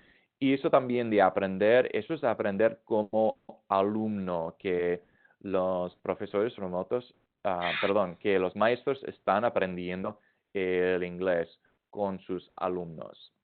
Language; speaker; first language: Spanish; non-native, fluent; English